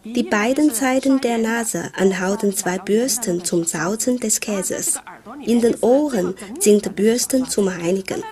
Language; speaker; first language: German; non-native, fluent; Chinese